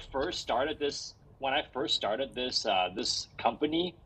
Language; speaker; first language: English; early bilingual, other home language; Chinese